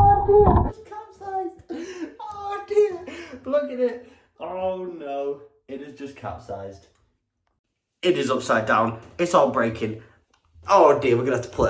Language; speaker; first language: English; native; English